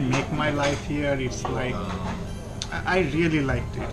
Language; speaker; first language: English; non-native, local second language; Bangla